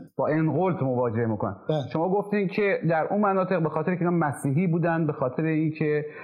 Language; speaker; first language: Persian; native; Persian